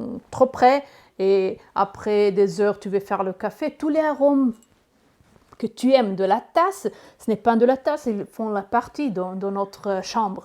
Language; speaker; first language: French; non-native, learner; Italian